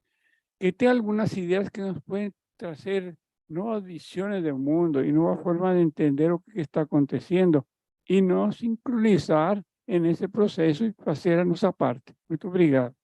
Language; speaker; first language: Portuguese; non-native, fluent; Spanish